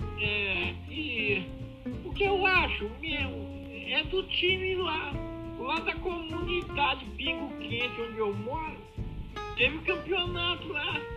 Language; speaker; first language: Portuguese; native; Portuguese